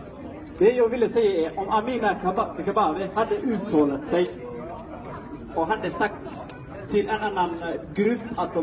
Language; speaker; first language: Swedish; non-native, fluent; Somali